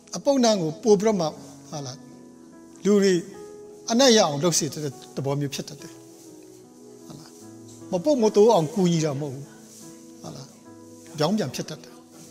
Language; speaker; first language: Burmese; non-native, local second language; Hakha Chin